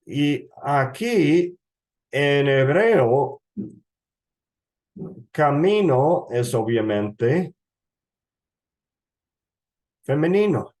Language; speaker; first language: Spanish; non-native, fluent; English